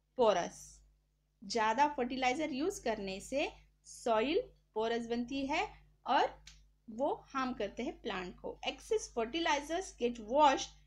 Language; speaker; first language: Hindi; non-native, local second language; Marathi